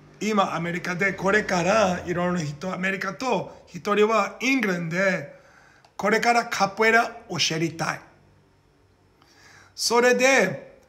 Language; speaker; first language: Japanese; non-native, learner; Portuguese